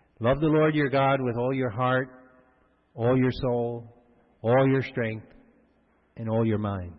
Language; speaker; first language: English; native; English